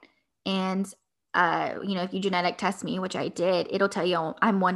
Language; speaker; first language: English; native; English